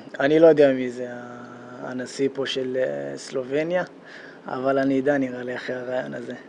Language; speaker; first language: Hebrew; early bilingual, other home language; Amharic